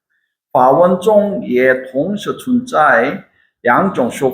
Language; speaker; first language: Chinese; non-native, fluent; Korean